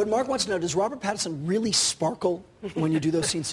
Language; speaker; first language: English; native; English